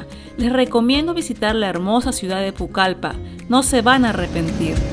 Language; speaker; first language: Spanish; native; Spanish